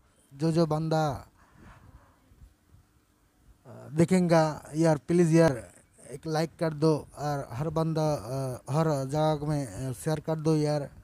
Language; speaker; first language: Hindi; non-native, learner; Bangla